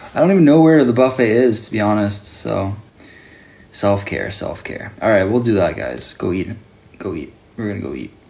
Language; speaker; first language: English; native; English